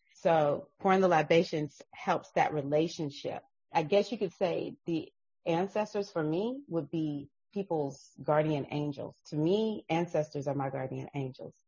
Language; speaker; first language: English; native; English